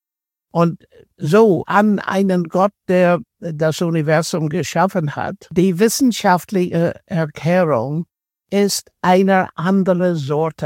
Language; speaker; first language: German; non-native, fluent; English